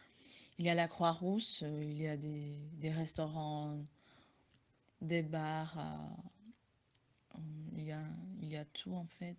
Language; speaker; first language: French; non-native, fluent; Spanish